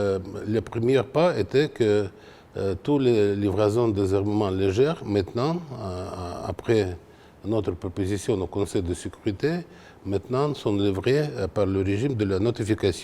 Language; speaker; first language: French; non-native, fluent; Russian